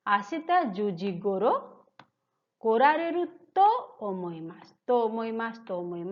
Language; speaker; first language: Japanese; non-native, fluent; Hindi